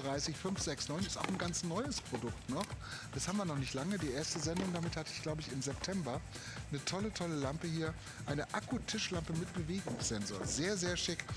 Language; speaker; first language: German; native; German